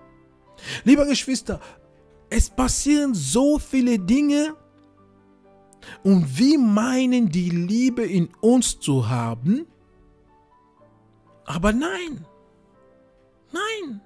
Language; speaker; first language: German; non-native, fluent; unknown